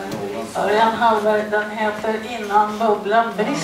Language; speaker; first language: Swedish; native; Swedish